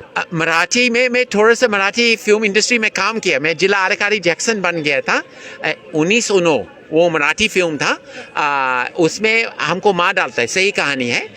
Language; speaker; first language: Hindi; non-native, fluent; English